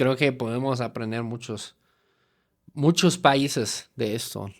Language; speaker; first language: Spanish; non-native, fluent; German